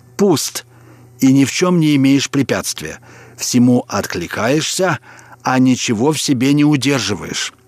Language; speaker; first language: Russian; native; Russian